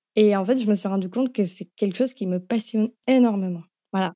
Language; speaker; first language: French; non-native, fluent; Slovak